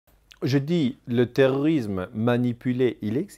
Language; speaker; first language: French; non-native, local second language; German